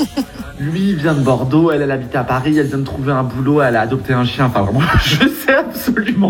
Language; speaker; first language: French; native; French